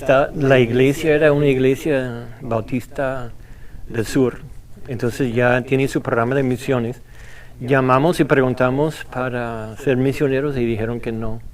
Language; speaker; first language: Spanish; non-native, fluent; English